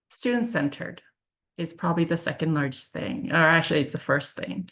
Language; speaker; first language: English; early bilingual, other home language; Korean